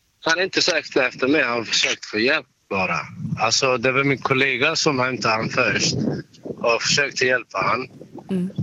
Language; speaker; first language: Swedish; non-native, learner; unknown